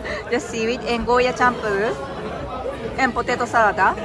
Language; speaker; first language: English; non-native, fluent; Japanese